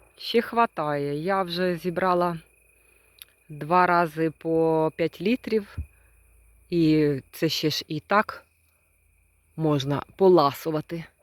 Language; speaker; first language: Ukrainian; non-native, local second language; Russian